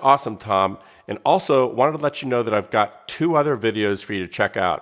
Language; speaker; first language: English; native; English